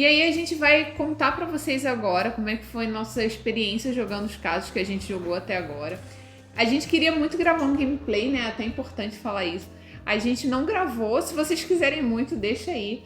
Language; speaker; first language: Portuguese; native; Portuguese